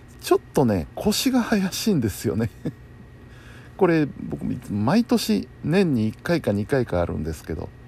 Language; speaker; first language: Japanese; native; Japanese